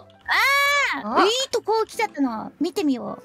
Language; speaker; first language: Japanese; native; Japanese